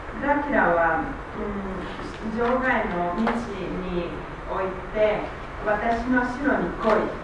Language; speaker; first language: Japanese; non-native, learner; Romanian